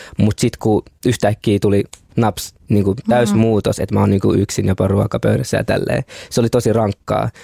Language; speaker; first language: Finnish; early bilingual, other home language; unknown